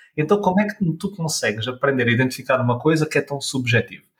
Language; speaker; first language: Portuguese; native; Portuguese